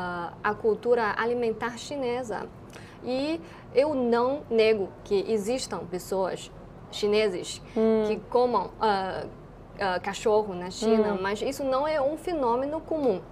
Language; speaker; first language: Portuguese; non-native, fluent; Chinese